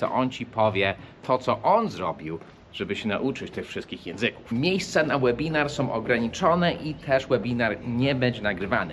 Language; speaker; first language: Polish; early bilingual, heritage; English